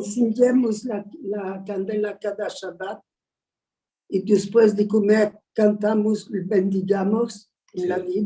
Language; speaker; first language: Spanish; early bilingual, heritage; Ladino